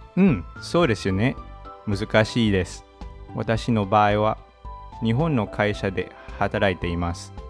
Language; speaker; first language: Japanese; non-native, fluent; Filipino